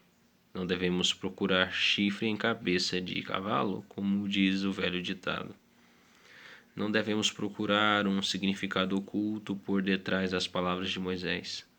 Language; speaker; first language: Portuguese; native; Portuguese